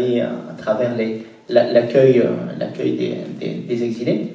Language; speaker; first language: French; native; French